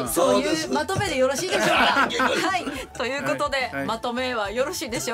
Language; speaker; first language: Japanese; native; Japanese